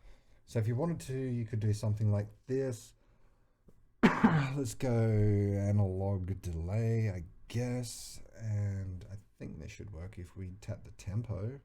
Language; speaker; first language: English; native; English